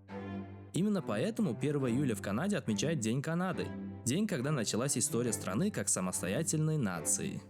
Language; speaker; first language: Russian; native; Russian